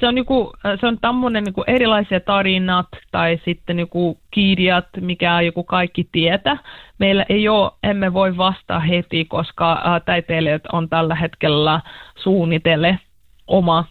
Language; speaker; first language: Finnish; non-native, learner; Russian